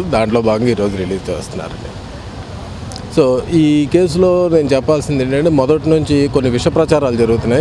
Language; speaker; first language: Telugu; native; Telugu